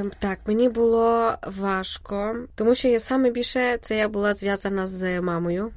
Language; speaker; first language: Ukrainian; native; Ukrainian